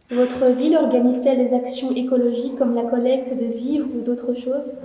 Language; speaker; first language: French; native; French